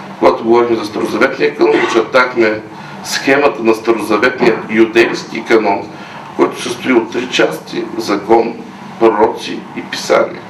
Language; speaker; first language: Bulgarian; native; Bulgarian